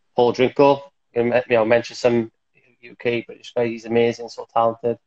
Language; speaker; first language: English; native; English